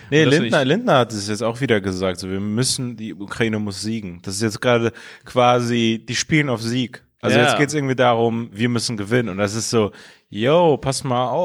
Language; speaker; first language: German; early bilingual, other home language; Persian